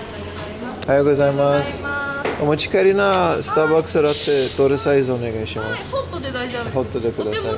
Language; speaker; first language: Japanese; non-native, learner; English